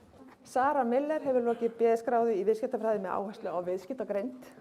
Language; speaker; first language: Icelandic; native; Icelandic